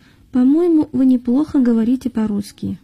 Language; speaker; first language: Russian; non-native, fluent; Chinese